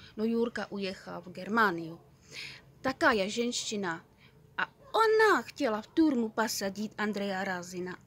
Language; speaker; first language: Russian; non-native, learner; Czech